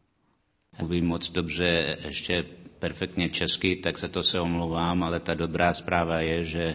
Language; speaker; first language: Czech; early bilingual, heritage; Czech